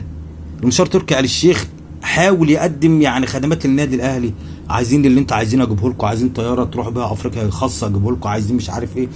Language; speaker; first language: Arabic; native; Arabic